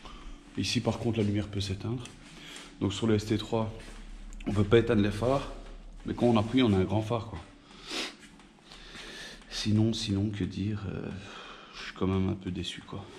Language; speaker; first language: French; native; French